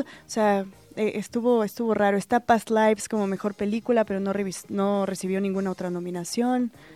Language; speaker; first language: Spanish; native; Spanish